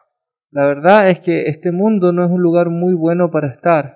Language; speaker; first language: Spanish; native; Spanish